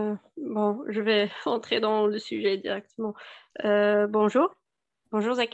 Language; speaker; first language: French; non-native, learner; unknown